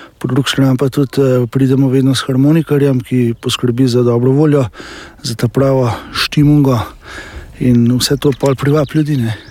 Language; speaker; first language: Slovenian; native; Slovenian